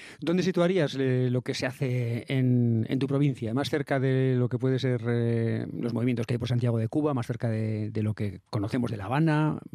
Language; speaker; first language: Spanish; native; Spanish